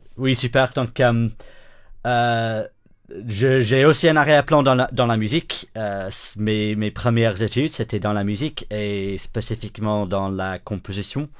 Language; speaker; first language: French; non-native, fluent; English